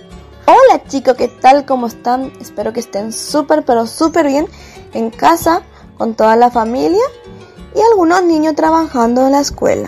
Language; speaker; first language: Spanish; native; Spanish